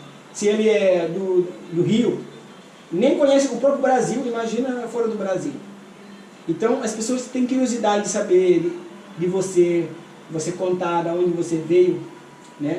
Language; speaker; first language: Portuguese; non-native, fluent; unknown